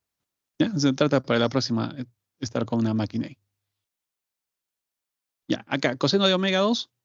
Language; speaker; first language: Spanish; native; Spanish